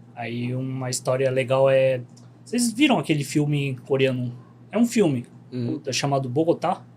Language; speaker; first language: Portuguese; early bilingual, other home language; Korean